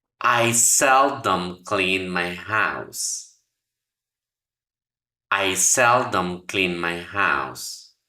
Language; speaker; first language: English; non-native, fluent; Spanish